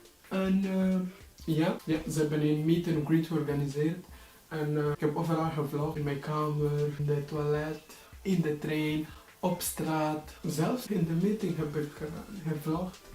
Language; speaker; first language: Dutch; early bilingual, other home language; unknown